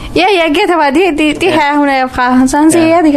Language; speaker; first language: Danish; early bilingual, other home language; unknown